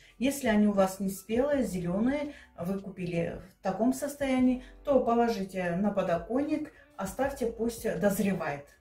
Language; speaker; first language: Russian; non-native, local second language; Armenian